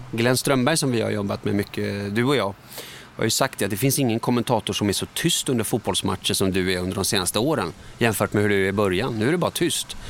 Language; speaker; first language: Swedish; early bilingual, other home language; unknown